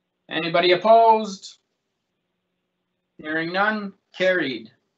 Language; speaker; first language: English; non-native, local second language; French